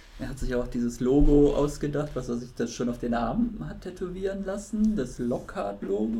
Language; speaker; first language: German; native; German